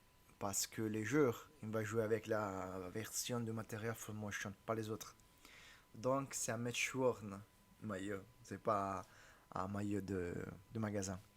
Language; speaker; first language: French; non-native, learner; Italian